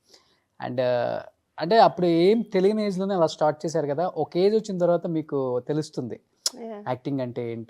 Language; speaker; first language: Telugu; native; Telugu